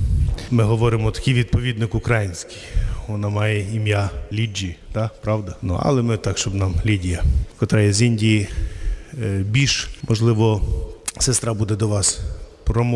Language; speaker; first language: Ukrainian; native; Ukrainian